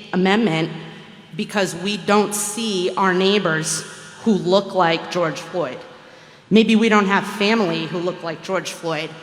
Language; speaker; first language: English; native; English